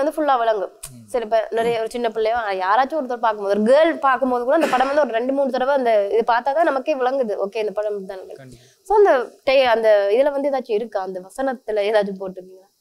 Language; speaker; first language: Tamil; native; Tamil